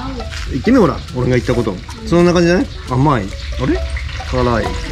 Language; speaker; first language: Japanese; native; Japanese